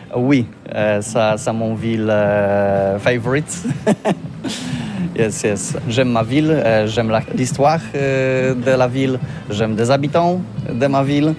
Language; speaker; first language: French; non-native, learner; Polish